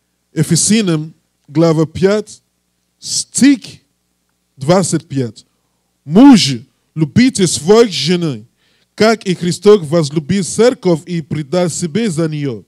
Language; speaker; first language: Russian; non-native, learner; English